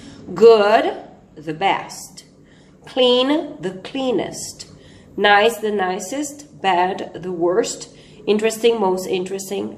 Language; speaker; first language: English; non-native, fluent; Portuguese